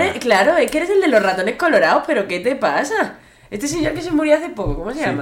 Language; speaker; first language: Spanish; native; Spanish